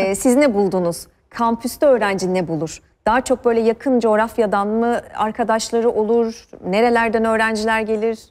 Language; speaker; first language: Turkish; native; Turkish